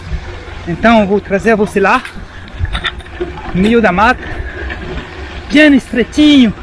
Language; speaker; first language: Portuguese; non-native, learner; French